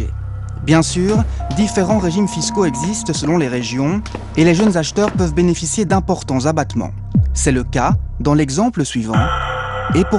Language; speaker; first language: French; native; French